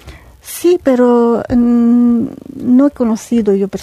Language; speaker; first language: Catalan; non-native, learner; Arabic